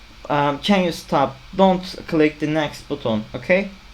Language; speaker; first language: English; non-native, learner; Turkish